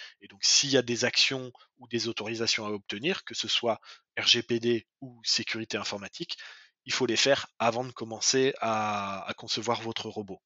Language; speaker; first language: French; native; French